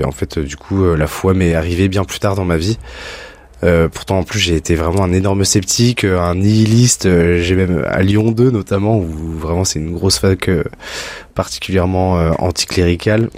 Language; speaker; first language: French; native; French